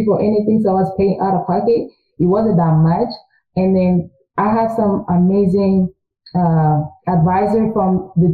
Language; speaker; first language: English; early bilingual, other home language; French